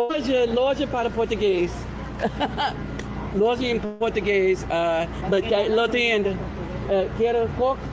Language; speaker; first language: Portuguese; non-native, learner; English